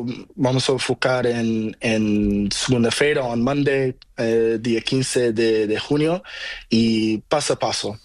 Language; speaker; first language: Spanish; non-native, learner; Portuguese